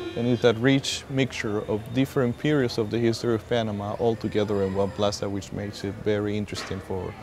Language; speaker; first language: English; non-native, fluent; Spanish